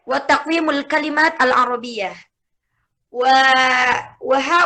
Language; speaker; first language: Arabic; non-native, fluent; Indonesian